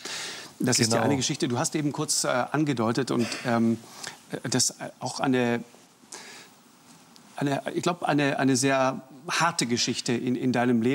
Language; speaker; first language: German; native; German